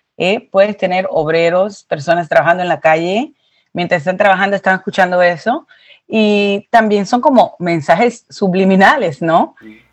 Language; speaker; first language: Spanish; early bilingual, heritage; Spanish